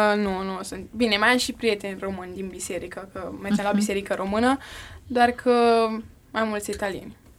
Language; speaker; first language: Romanian; early bilingual, heritage; Romanian